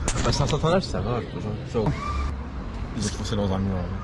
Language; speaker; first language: French; native; French